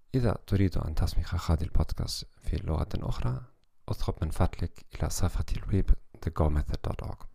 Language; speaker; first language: Arabic; non-native, learner; German